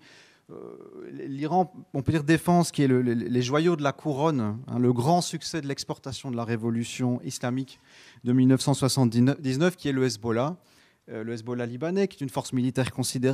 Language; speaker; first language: French; native; French